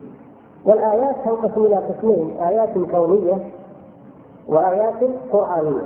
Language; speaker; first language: Arabic; native; Arabic